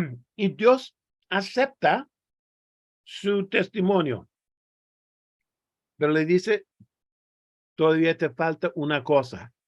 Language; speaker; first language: Spanish; non-native, fluent; English